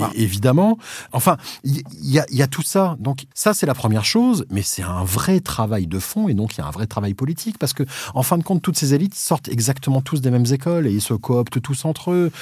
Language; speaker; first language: French; native; French